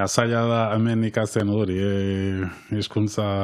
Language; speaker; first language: Basque; non-native, learner; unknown